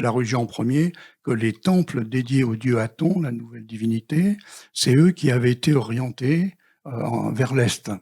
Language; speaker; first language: French; native; French